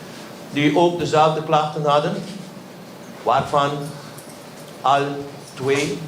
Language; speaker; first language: Dutch; non-native, local second language; Papiamento